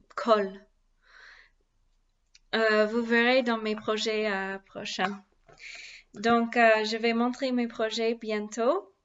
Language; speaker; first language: French; non-native, learner; English